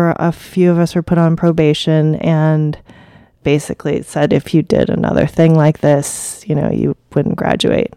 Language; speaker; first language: English; early bilingual, other home language; Chinese